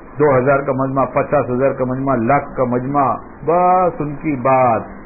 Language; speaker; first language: Urdu; native; Urdu